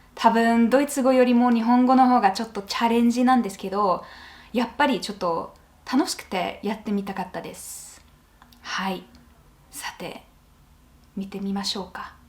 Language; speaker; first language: Japanese; non-native, fluent; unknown